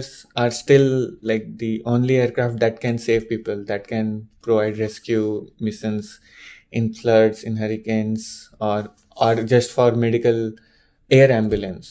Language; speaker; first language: English; non-native, local second language; Hindi